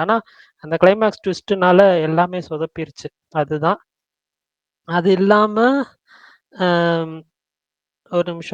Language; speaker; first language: Tamil; native; Tamil